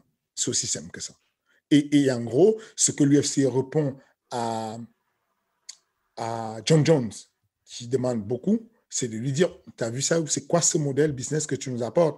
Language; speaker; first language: French; native; French